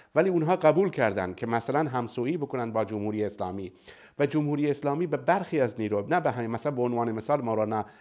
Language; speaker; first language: Persian; non-native, local second language; Baluchi